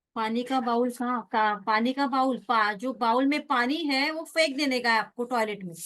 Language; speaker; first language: Hindi; non-native, local second language; Marathi